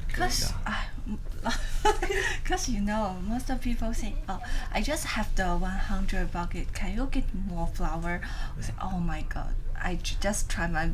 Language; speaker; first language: English; non-native, learner; Chinese